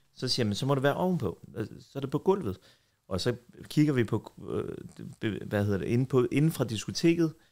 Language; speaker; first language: Danish; early bilingual, other home language; Kurdish